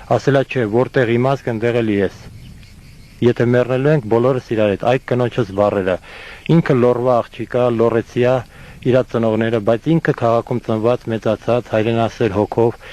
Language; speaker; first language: Armenian; non-native, fluent; Estonian